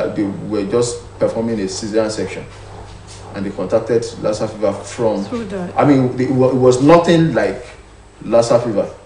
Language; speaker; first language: English; non-native, local second language; Yoruba